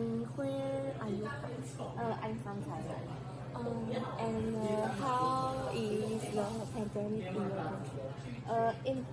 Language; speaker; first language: English; non-native, learner; Thai